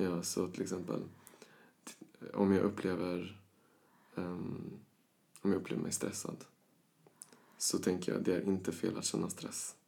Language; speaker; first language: Swedish; early bilingual, other home language; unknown